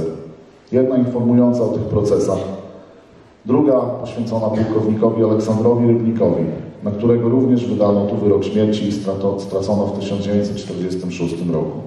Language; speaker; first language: Polish; native; Polish